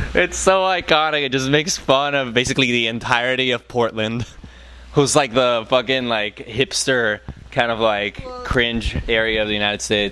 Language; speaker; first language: English; non-native, local second language; Spanish